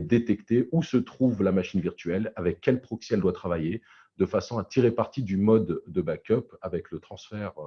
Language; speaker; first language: French; native; French